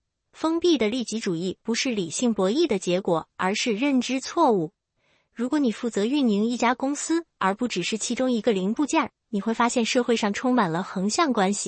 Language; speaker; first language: Chinese; native; Chinese